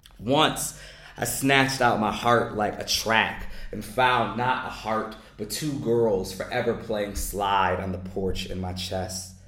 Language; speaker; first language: English; native; English